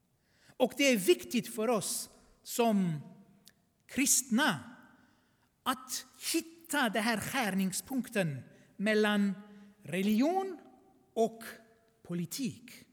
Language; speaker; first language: Swedish; non-native, fluent; Armenian